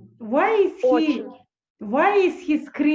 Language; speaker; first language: English; non-native, fluent; Russian